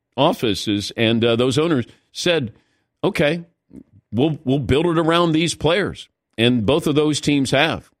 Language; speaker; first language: English; native; English